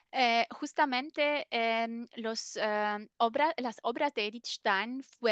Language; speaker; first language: Spanish; non-native, fluent; German